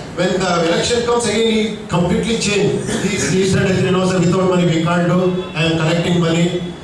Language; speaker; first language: English; non-native, local second language; Kannada